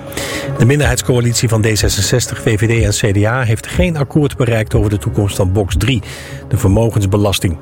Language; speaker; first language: Dutch; native; Dutch